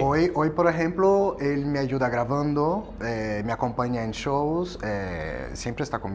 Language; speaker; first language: Spanish; non-native, fluent; Portuguese